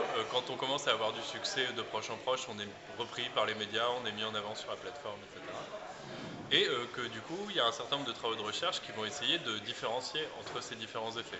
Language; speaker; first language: French; native; French